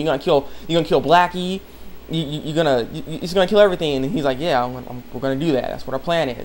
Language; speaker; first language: English; native; English